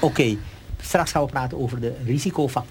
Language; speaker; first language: Dutch; native; Dutch